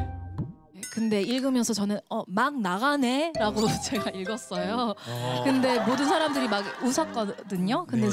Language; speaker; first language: Korean; early bilingual, heritage; Korean